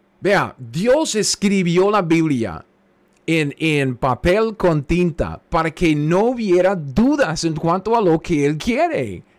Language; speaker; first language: Spanish; non-native, fluent; English